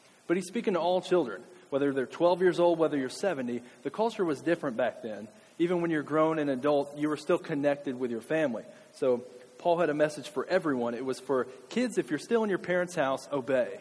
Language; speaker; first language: English; native; English